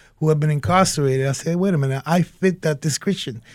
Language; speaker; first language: English; early bilingual, other home language; Spanish